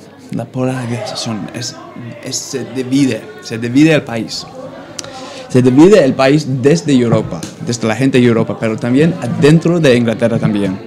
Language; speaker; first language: Spanish; non-native, fluent; English